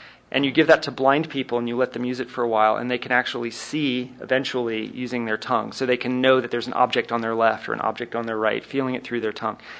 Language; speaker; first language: English; native; English